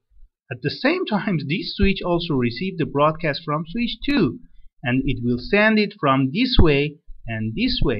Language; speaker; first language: English; non-native, fluent; Persian